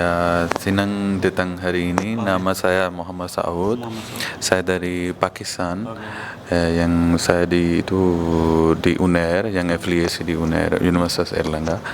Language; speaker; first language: Indonesian; non-native, learner; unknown